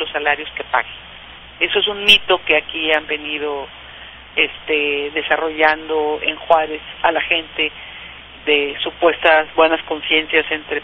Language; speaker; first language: Spanish; native; Spanish